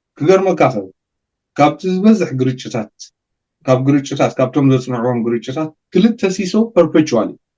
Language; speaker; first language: Tigrinya; native; Tigrinya